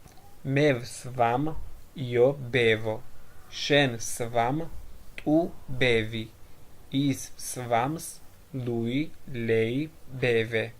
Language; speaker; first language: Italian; non-native, fluent; Georgian